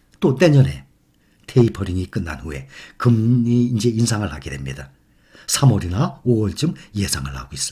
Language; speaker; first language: Korean; native; Korean